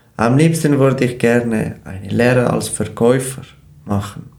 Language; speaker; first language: German; non-native, learner; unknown